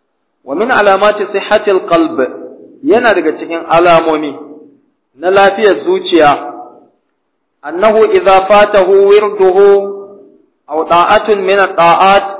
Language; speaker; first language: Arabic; non-native, fluent; Hausa